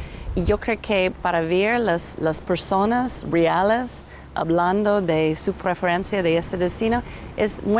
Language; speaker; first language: Spanish; non-native, learner; English